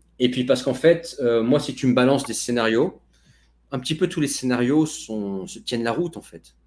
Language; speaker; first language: French; native; French